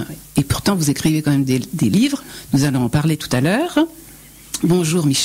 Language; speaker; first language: French; native; French